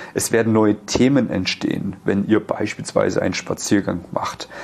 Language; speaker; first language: German; native; German